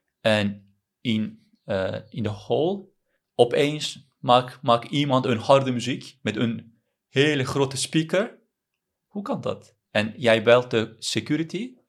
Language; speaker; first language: Dutch; non-native, learner; Turkish